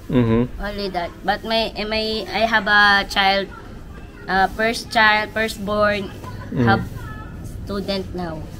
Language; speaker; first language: English; non-native, learner; Filipino